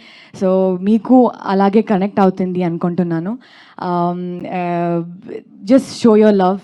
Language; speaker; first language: Telugu; non-native, learner; Kannada